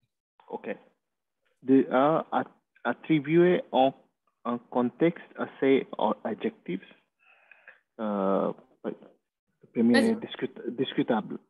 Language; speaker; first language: French; non-native, learner; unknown